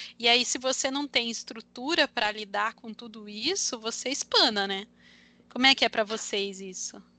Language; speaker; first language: Portuguese; native; Portuguese